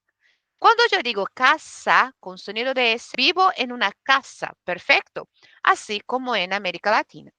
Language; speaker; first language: Spanish; non-native, fluent; Portuguese